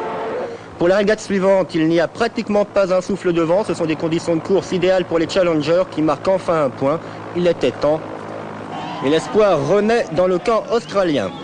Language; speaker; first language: French; native; French